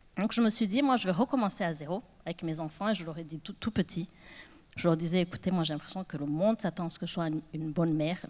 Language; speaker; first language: French; non-native, local second language; Kinyarwanda